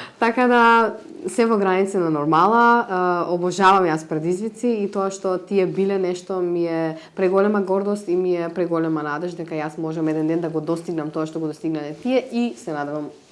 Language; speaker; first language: Macedonian; native; Macedonian